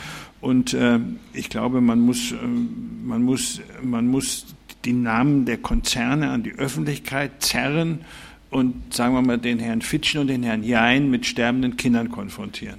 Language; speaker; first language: German; native; German